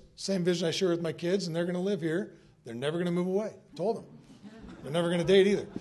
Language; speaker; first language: English; native; English